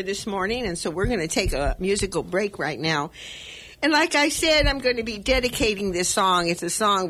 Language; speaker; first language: English; native; English